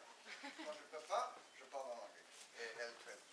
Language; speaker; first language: French; non-native, learner; English